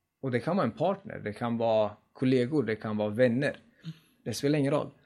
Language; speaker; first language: Swedish; early bilingual, other home language; Kurdish